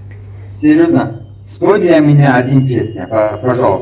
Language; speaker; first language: Russian; non-native, learner; Tajik